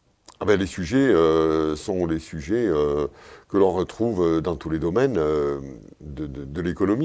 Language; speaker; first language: French; native; French